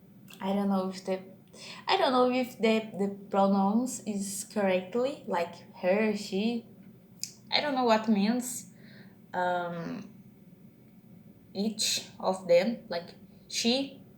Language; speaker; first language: English; non-native, learner; Portuguese